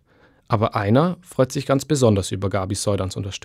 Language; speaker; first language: German; native; German